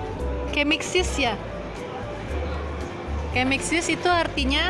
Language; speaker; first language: Indonesian; native; Indonesian